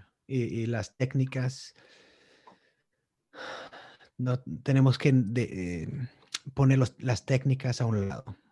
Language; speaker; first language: Spanish; non-native, learner; English